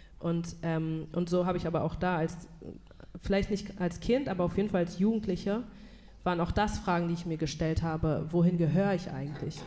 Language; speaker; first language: German; native; German